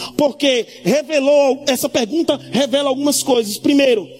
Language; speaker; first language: Portuguese; native; Portuguese